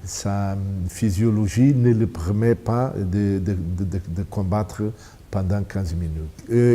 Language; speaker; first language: French; non-native, fluent; Portuguese